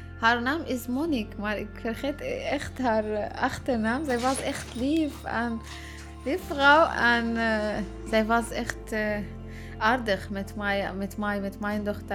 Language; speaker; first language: Dutch; non-native, learner; Arabic